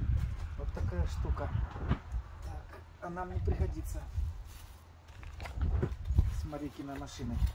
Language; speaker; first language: Russian; native; Russian